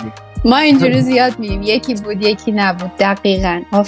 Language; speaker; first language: Persian; native; Persian